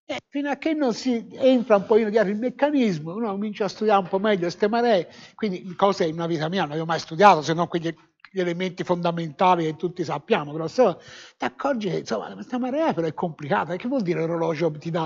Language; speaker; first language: Italian; native; Italian